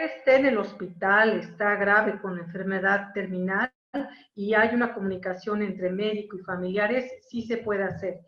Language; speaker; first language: Spanish; native; Spanish